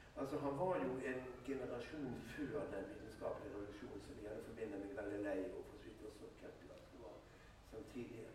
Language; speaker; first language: Norwegian; native; Norwegian